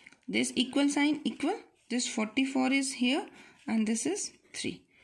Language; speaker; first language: English; non-native, local second language; Hindi